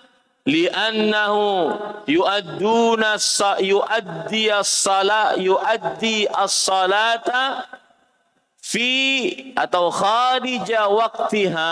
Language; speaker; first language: Arabic; non-native, fluent; Indonesian